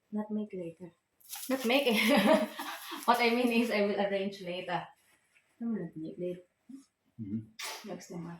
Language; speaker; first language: English; non-native, learner; Filipino